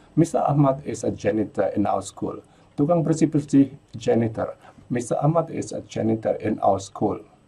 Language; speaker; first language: English; non-native, fluent; Indonesian